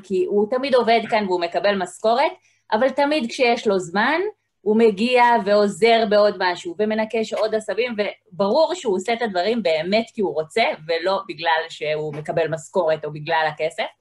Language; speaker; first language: Hebrew; native; Hebrew